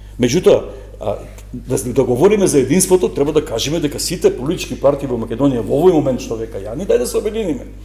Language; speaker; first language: Macedonian; native; Macedonian